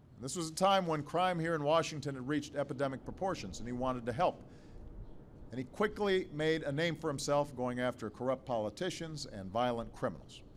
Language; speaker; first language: English; native; English